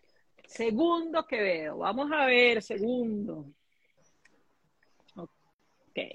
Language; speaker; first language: Spanish; native; Spanish